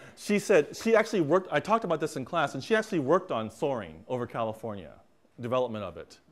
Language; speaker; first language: English; native; English